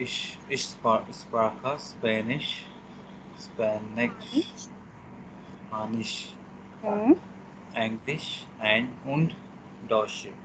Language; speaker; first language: German; non-native, learner; Hindi